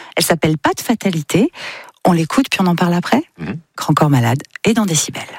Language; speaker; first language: French; native; French